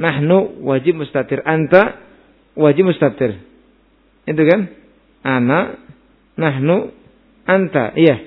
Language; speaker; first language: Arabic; non-native, fluent; Indonesian